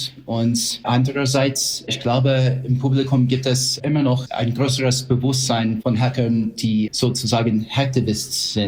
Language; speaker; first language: German; non-native, fluent; English